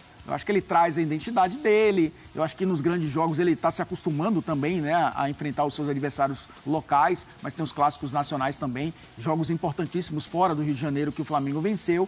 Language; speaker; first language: Portuguese; native; Portuguese